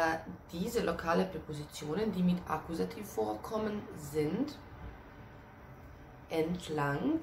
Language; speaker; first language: German; non-native, fluent; Serbian